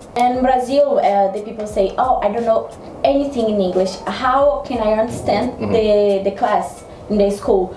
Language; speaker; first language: English; non-native, learner; Portuguese